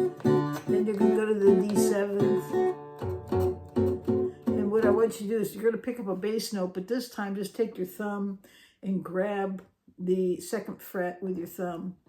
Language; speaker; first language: English; native; English